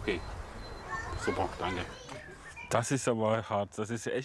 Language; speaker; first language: German; non-native, fluent; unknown